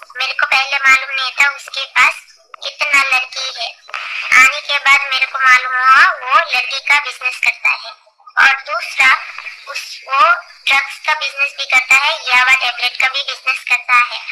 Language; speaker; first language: Hindi; non-native, learner; Bangla